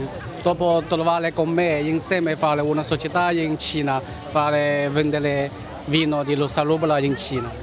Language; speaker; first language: Italian; non-native, learner; Chinese